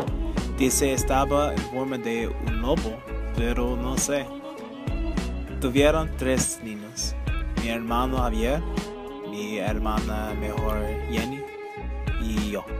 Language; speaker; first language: Spanish; early bilingual, heritage; Spanish